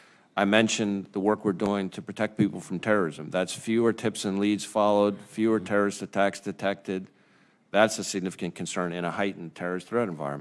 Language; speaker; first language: English; native; English